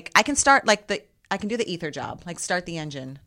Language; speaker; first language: English; native; English